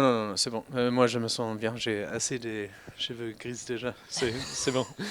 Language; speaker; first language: French; non-native, fluent; German